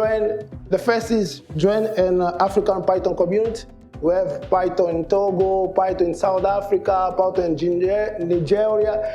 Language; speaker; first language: English; non-native, learner; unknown